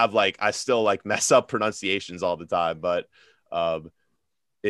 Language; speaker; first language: English; native; English